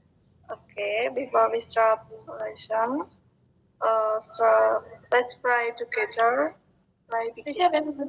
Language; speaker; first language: English; non-native, fluent; Indonesian